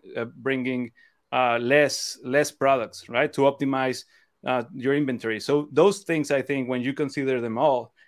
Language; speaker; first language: English; non-native, fluent; Spanish